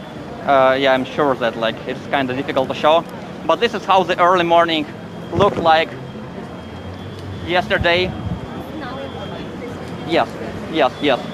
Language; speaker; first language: English; non-native, fluent; Russian